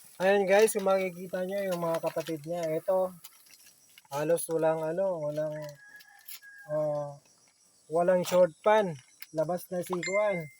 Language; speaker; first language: Filipino; non-native, local second language; Chavacano